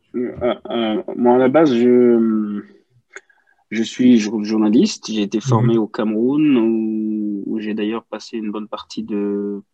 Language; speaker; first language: French; non-native, local second language; Kinyarwanda